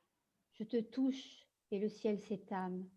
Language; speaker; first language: French; native; French